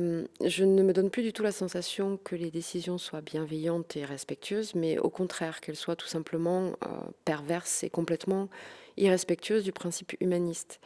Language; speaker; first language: French; native; French